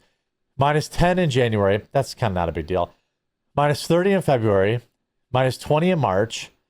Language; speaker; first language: English; native; English